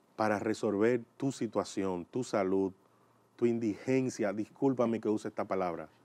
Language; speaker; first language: Spanish; native; Spanish